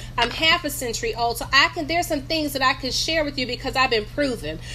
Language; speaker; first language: English; native; English